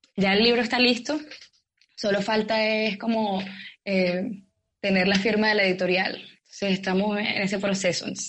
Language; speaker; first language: Spanish; native; Spanish